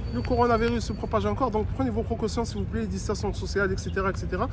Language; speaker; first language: French; non-native, local second language; Arabic